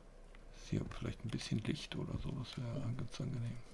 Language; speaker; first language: German; native; German